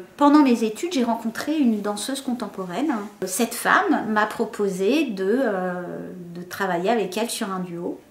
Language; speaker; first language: French; early bilingual, other home language; Kabyle